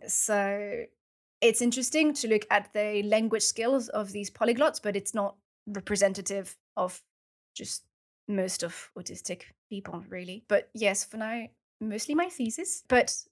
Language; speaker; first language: English; non-native, fluent; French